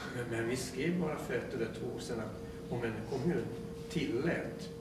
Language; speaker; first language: Swedish; non-native, fluent; English